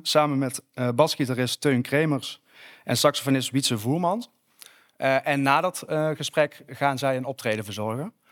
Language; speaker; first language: Dutch; native; Dutch